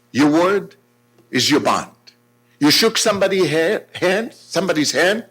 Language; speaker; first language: English; non-native, fluent; Hebrew